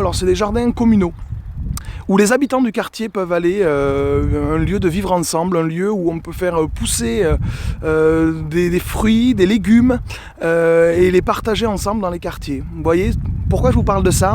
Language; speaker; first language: French; native; French